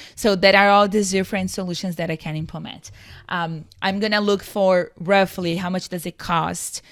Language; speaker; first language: English; non-native, fluent; Portuguese